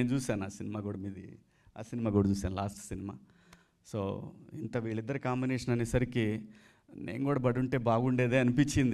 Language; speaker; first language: Telugu; native; Telugu